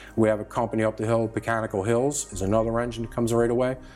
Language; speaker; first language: English; native; English